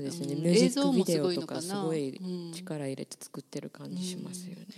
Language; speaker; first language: Japanese; native; Japanese